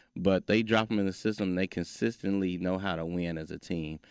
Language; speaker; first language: English; native; English